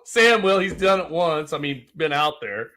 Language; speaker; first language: English; native; English